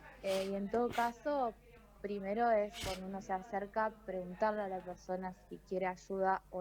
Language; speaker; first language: Spanish; native; Spanish